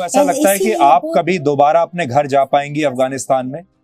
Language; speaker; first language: Hindi; native; Hindi